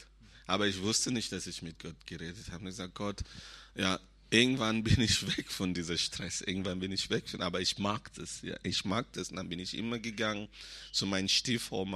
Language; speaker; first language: German; non-native, fluent; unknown